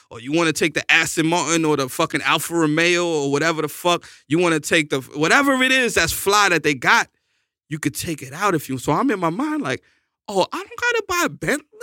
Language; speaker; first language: English; native; English